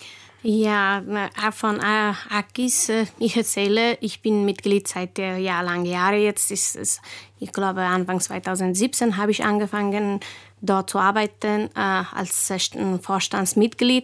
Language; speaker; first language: German; non-native, learner; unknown